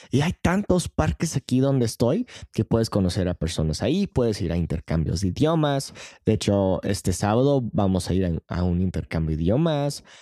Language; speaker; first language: Spanish; non-native, fluent; English